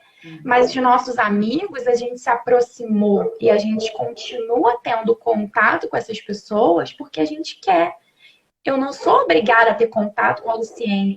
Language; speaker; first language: Portuguese; native; Portuguese